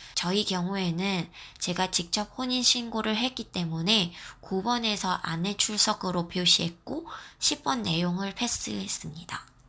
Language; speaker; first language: Korean; non-native, fluent; Vietnamese